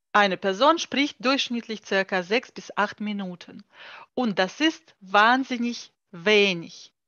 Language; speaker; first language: German; non-native, fluent; Russian